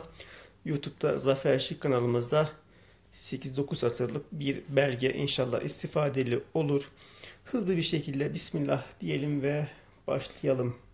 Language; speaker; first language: Turkish; native; Turkish